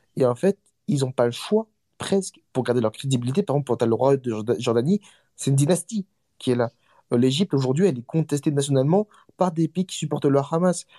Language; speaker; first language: French; native; French